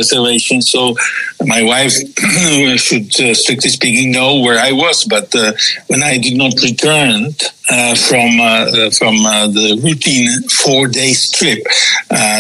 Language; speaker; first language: English; non-native, fluent; Czech